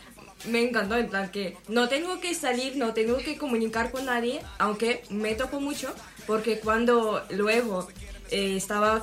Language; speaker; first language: Spanish; non-native, learner; Ukrainian